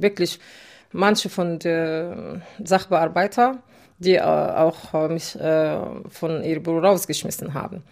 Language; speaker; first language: German; non-native, fluent; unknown